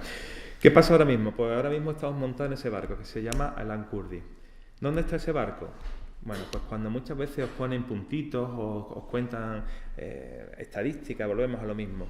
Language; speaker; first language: Spanish; native; Spanish